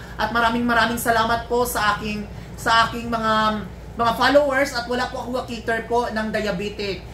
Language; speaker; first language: Filipino; non-native, local second language; Cebuano